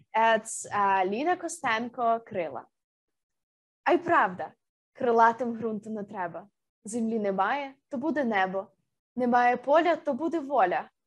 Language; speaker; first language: Ukrainian; native; Ukrainian